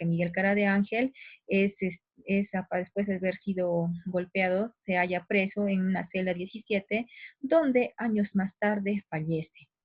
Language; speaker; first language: Spanish; native; Spanish